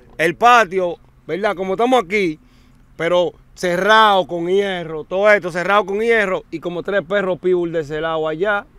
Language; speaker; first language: Spanish; native; Spanish